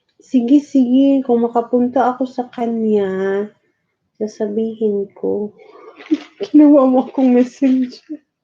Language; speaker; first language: Filipino; non-native, local second language; Cebuano